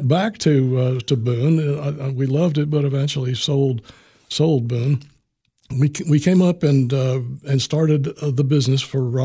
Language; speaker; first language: English; native; English